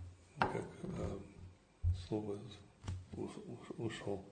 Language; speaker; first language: Russian; non-native, fluent; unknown